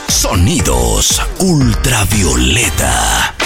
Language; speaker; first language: Spanish; native; Spanish